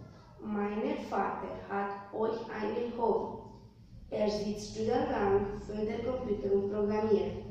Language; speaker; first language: German; non-native, learner; Romanian